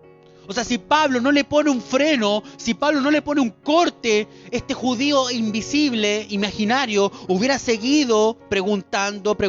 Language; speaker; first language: Spanish; native; Spanish